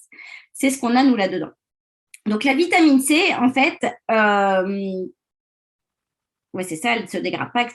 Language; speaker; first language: French; native; French